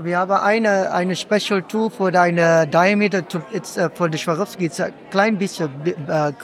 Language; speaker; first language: German; non-native, learner; Dutch